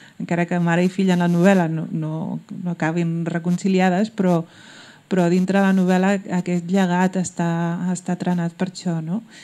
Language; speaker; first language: Catalan; early bilingual, other home language; Berber languages